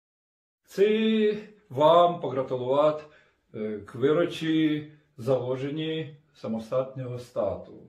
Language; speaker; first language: Czech; non-native, fluent; Ukrainian